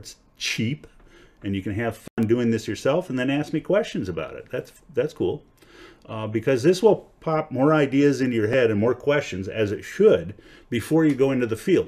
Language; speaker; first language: English; native; English